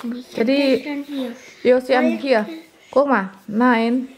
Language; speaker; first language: German; non-native, learner; Indonesian